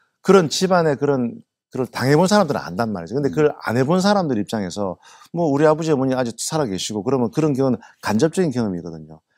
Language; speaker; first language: Korean; native; Korean